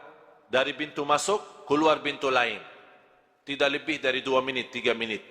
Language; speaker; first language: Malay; non-native, fluent; Arabic